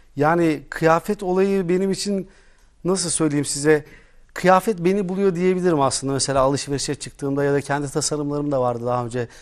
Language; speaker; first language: Turkish; native; Turkish